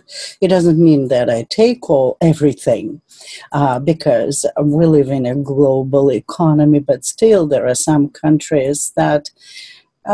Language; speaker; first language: English; non-native, fluent; Russian